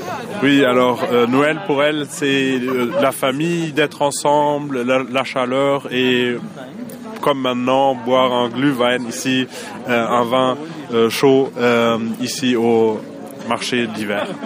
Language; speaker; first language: French; non-native, fluent; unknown